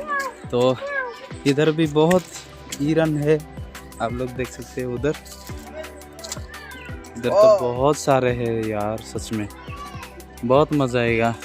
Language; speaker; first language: Hindi; non-native, local second language; Odia